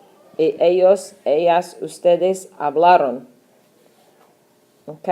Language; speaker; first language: Spanish; non-native, fluent; English